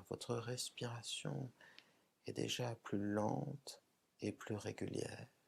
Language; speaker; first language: French; native; French